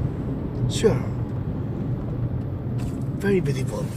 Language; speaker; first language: English; non-native, learner; Indonesian